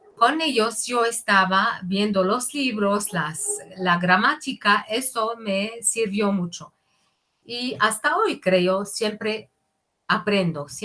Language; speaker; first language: Spanish; non-native, fluent; Arabic